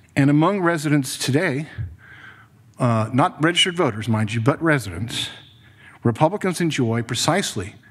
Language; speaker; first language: English; native; English